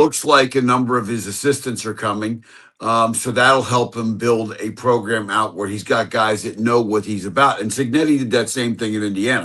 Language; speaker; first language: English; native; English